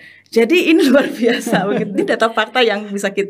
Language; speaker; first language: Indonesian; native; Indonesian